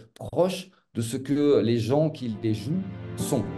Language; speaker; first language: French; native; French